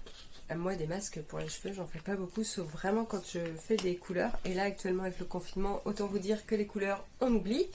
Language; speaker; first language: French; native; French